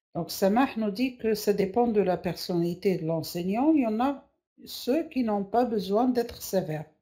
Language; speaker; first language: French; non-native, local second language; Arabic